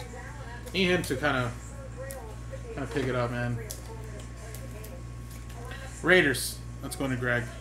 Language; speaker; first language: English; native; English